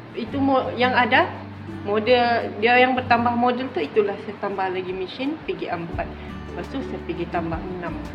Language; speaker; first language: Malay; native; Malay